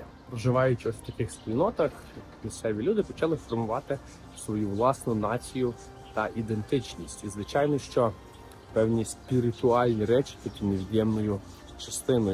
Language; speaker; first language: Ukrainian; native; Ukrainian